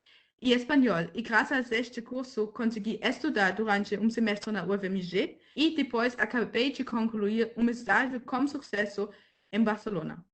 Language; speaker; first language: Portuguese; non-native, fluent; German